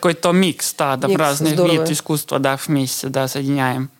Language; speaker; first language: Russian; non-native, learner; Estonian